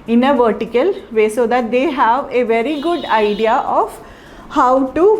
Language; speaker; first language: English; non-native, local second language; Malayalam